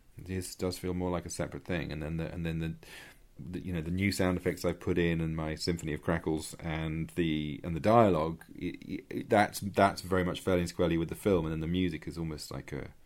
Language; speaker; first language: English; native; English